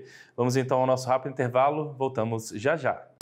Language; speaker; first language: Portuguese; native; Portuguese